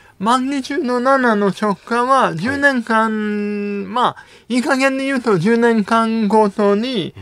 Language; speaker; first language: Japanese; non-native, fluent; English